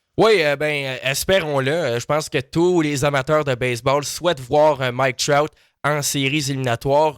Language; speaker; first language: French; native; French